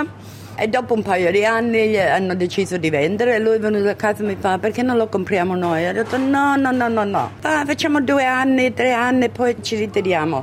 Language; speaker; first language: Italian; early bilingual, other home language; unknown